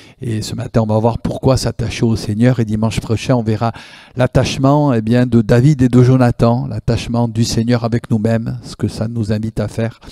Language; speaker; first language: French; native; French